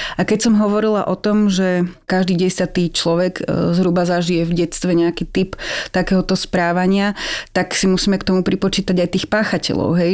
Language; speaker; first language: Slovak; native; Slovak